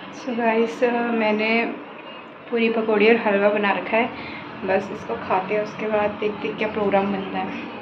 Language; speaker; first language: Hindi; native; Hindi